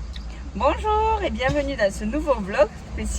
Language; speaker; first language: French; native; French